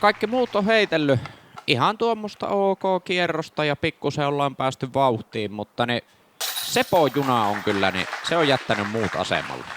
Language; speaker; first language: Finnish; native; Finnish